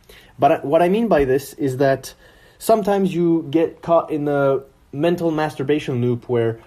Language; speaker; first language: English; non-native, fluent; French